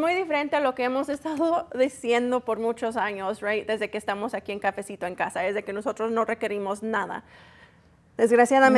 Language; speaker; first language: Spanish; early bilingual, heritage; Spanish